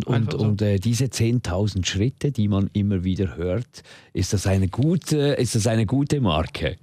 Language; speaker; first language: German; native; German